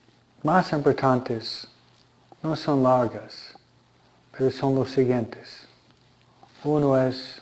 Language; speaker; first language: Spanish; non-native, fluent; Italian